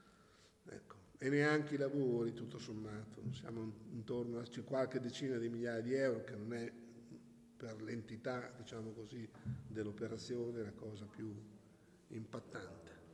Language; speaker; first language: Italian; native; Italian